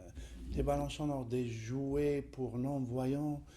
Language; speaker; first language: French; non-native, fluent; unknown